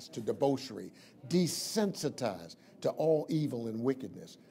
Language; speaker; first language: English; native; English